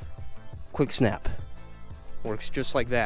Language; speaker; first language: English; native; English